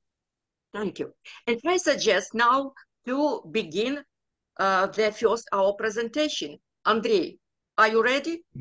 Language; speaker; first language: English; non-native, learner; Ukrainian